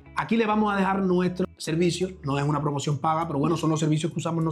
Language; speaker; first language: Spanish; native; Spanish